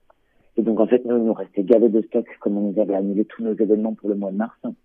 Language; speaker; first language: French; native; French